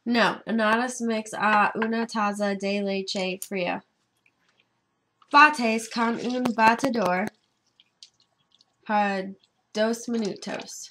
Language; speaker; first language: Spanish; non-native, learner; English